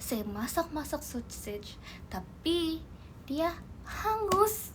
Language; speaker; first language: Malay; non-native, learner; Indonesian